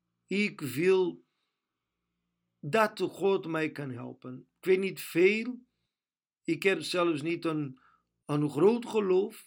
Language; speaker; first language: Dutch; non-native, fluent; Portuguese